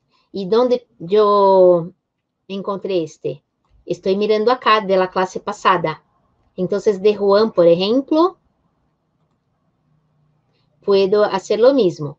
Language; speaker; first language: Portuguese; non-native, fluent; Spanish